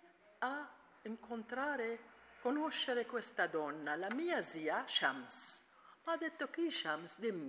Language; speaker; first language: Italian; non-native, learner; Arabic